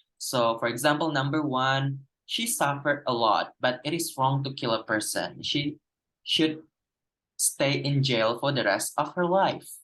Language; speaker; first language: English; non-native, fluent; Indonesian